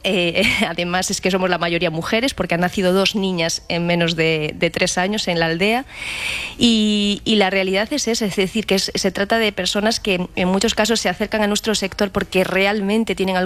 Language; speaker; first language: Spanish; native; Spanish